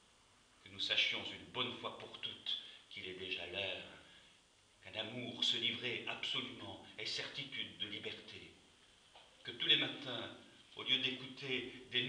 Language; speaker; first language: French; native; French